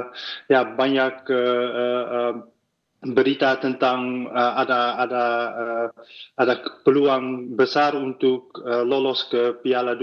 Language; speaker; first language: Indonesian; non-native, fluent; Dutch